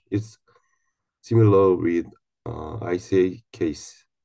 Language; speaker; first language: English; non-native, learner; Korean